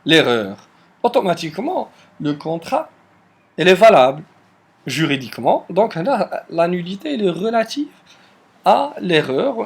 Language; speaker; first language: French; non-native, local second language; Arabic